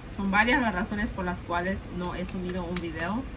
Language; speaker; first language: Spanish; early bilingual, heritage; Spanish